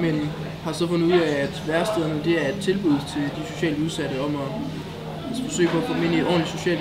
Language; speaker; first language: Danish; native; Danish